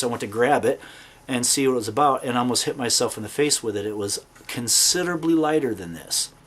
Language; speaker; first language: English; native; English